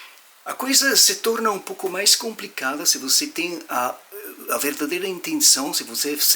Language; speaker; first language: Portuguese; non-native, fluent; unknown